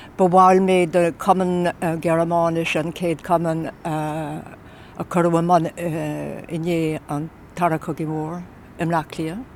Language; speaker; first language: Irish; native; Irish